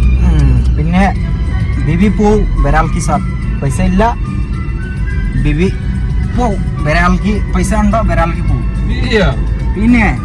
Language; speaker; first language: Malayalam; non-native, learner; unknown